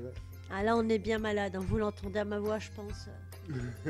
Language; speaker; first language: French; native; French